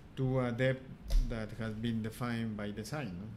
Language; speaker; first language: English; non-native, fluent; Spanish